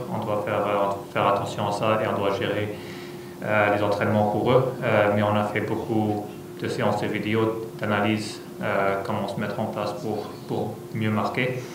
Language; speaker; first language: French; non-native, fluent; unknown